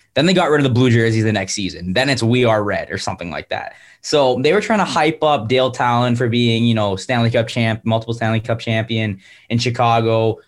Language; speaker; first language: English; native; English